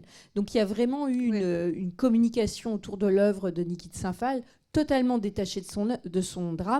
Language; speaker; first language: French; native; French